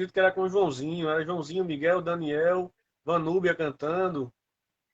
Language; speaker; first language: Portuguese; native; Portuguese